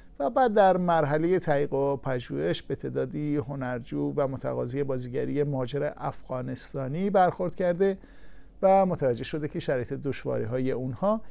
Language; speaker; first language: Persian; native; Persian